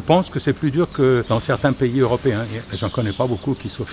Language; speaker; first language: French; native; French